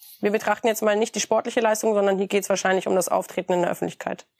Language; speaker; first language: German; native; German